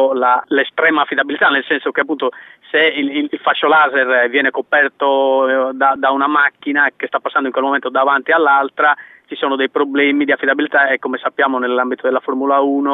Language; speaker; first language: Italian; native; Italian